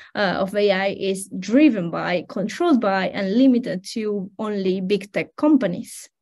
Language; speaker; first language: English; non-native, fluent; Spanish